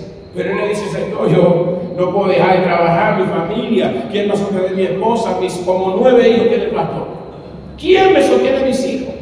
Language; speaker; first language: Spanish; native; Spanish